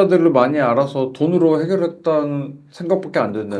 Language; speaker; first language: Korean; native; Korean